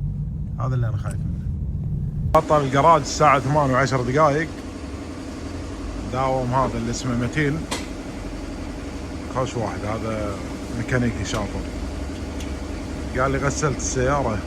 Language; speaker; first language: Arabic; native; Arabic